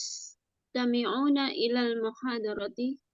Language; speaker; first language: Arabic; non-native, learner; Indonesian